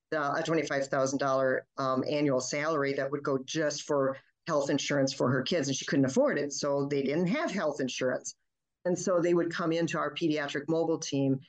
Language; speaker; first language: English; early bilingual, other home language; German